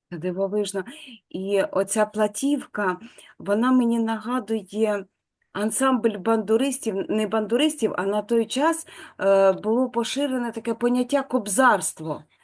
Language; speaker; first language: Ukrainian; native; Ukrainian